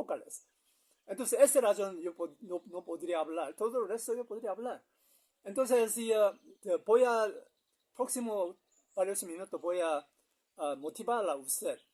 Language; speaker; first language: Spanish; non-native, learner; Korean